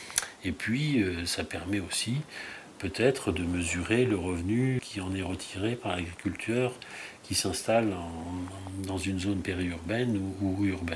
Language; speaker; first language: French; native; French